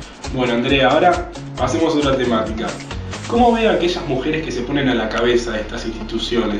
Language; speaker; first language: Spanish; native; Spanish